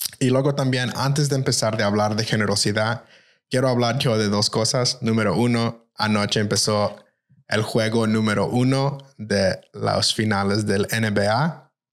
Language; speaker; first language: Spanish; early bilingual, heritage; Spanish